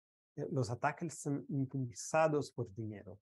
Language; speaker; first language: Spanish; non-native, fluent; Portuguese